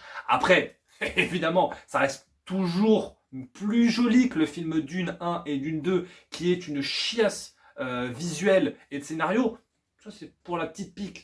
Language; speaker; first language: French; native; French